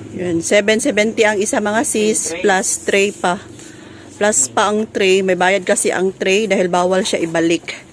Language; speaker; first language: Filipino; non-native, local second language; Cebuano